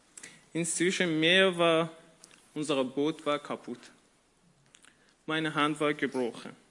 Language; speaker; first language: German; non-native, learner; Persian